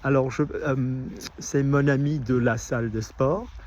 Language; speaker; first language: French; non-native, fluent; English